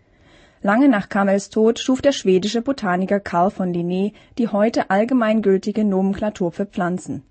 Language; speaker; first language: German; native; German